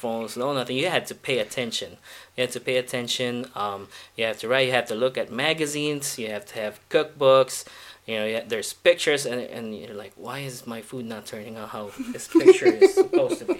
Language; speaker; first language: English; non-native, local second language; Filipino